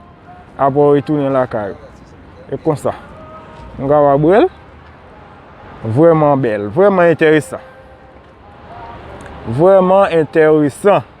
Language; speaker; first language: French; non-native, learner; Haitian Creole